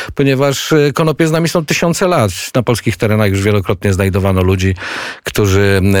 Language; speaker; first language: Polish; native; Polish